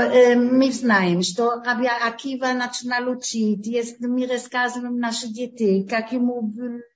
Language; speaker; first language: Russian; early bilingual, heritage; Hebrew